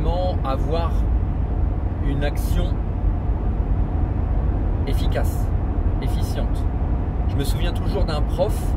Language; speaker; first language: French; native; French